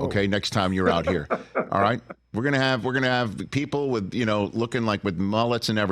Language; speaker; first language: English; native; English